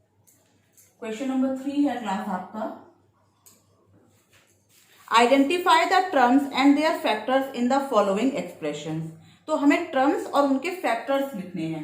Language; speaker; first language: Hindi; native; Hindi